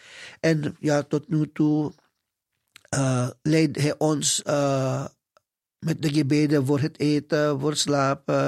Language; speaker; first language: Dutch; non-native, fluent; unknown